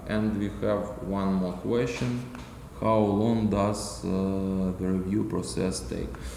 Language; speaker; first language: English; non-native, fluent; Russian